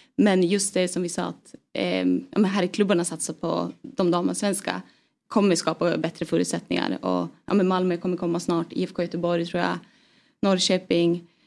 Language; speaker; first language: Swedish; native; Swedish